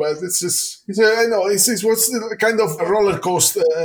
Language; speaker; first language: English; non-native, fluent; Italian